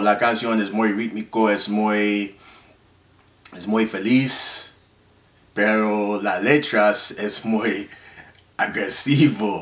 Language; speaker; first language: Spanish; non-native, learner; English